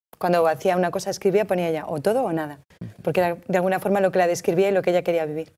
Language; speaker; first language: Spanish; native; Spanish